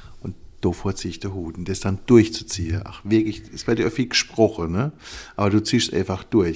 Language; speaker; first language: German; native; German